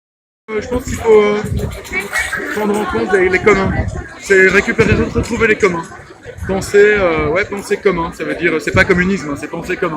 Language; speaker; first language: French; native; French